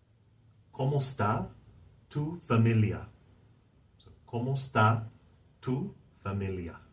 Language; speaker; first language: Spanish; non-native, fluent; English